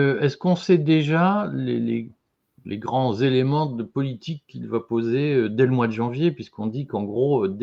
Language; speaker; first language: French; native; French